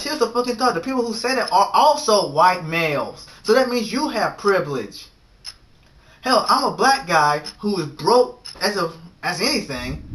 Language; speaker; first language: English; native; English